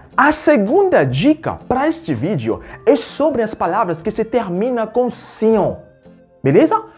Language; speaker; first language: Portuguese; non-native, fluent; French